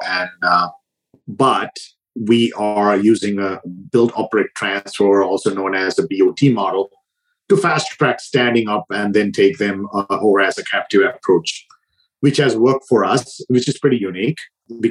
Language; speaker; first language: English; non-native, local second language; Sinhala